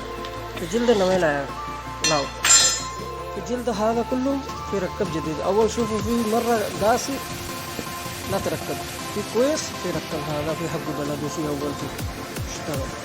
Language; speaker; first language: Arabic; non-native, learner; Punjabi